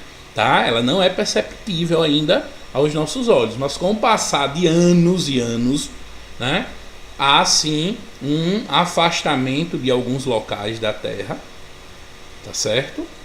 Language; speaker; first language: Portuguese; native; Portuguese